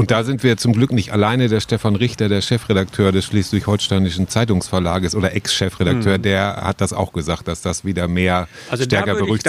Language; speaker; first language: German; native; German